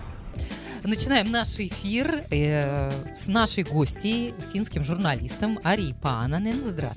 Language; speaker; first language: Russian; native; Russian